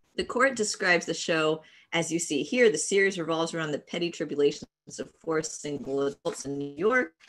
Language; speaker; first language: English; native; English